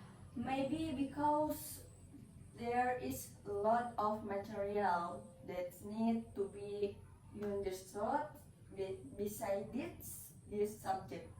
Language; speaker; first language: English; non-native, learner; Indonesian